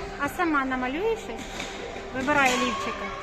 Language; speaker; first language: Ukrainian; native; Ukrainian